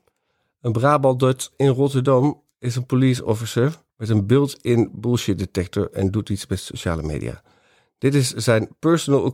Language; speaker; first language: Dutch; native; Dutch